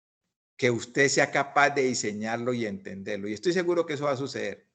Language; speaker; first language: Spanish; native; Spanish